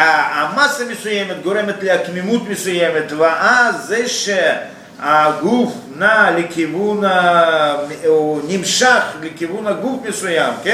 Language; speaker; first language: Hebrew; non-native, fluent; Russian